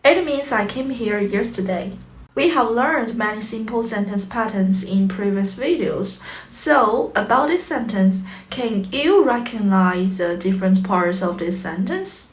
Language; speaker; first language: English; non-native, fluent; Chinese